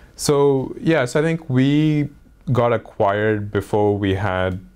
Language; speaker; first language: English; non-native, local second language; Hindi